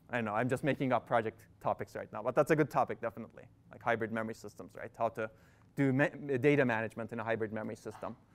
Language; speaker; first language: English; non-native, fluent; Turkish